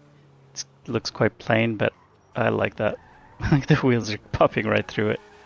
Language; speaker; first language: English; native; English